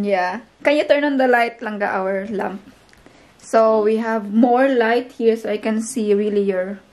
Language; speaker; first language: English; non-native, learner; Filipino